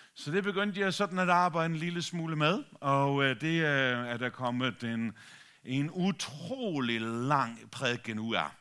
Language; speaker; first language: Danish; native; Danish